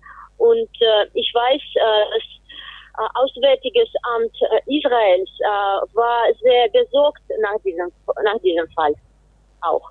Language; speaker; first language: German; non-native, fluent; Russian